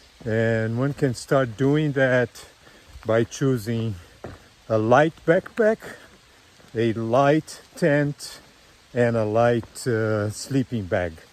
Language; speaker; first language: English; non-native, fluent; Portuguese